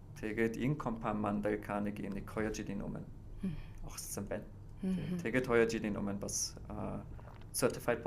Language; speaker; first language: Mongolian; non-native, fluent; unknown